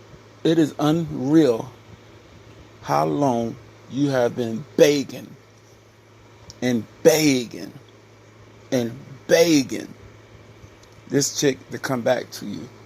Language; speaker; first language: English; native; English